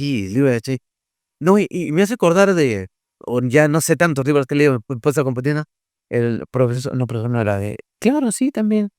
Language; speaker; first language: Spanish; native; Spanish